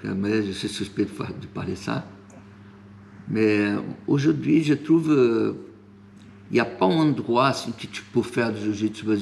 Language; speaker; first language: French; non-native, fluent; Portuguese